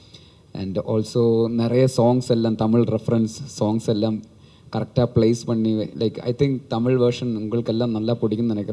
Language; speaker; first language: Tamil; non-native, learner; Malayalam